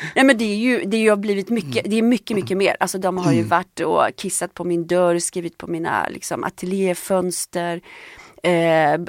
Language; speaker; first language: Swedish; early bilingual, other home language; Polish